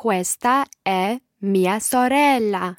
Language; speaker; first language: Italian; non-native, learner; English